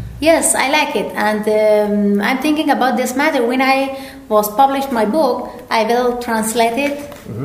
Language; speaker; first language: English; non-native, learner; Persian